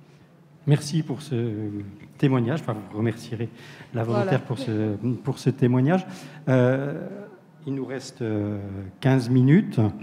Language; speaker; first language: French; native; French